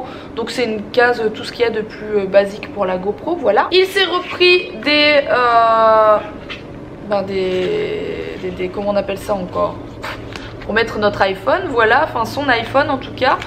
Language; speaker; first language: French; native; French